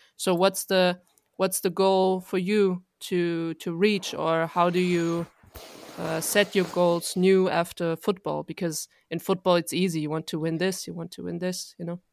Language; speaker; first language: English; non-native, fluent; German